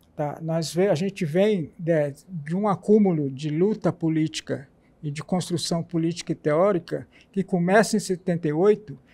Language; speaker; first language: Portuguese; native; Portuguese